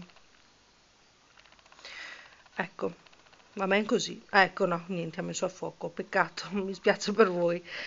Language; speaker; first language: Italian; native; Italian